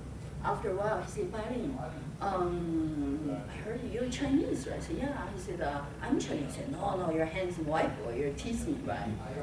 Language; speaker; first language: English; non-native, fluent; Chinese